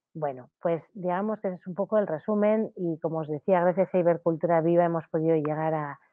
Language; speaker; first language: Spanish; native; Spanish